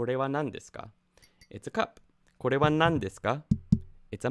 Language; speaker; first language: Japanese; non-native, fluent; English